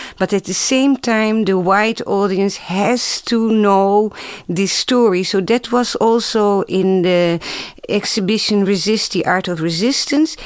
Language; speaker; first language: English; non-native, fluent; Dutch